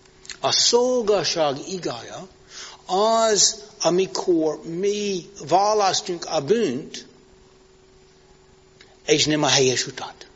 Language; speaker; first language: Hungarian; non-native, fluent; English